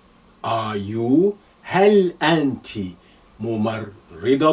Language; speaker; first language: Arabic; non-native, fluent; English